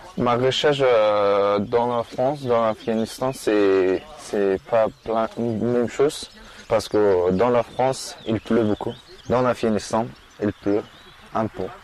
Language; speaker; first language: French; non-native, learner; Persian